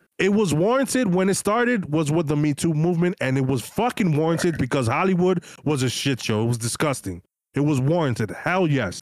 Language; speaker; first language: English; early bilingual, other home language; Spanish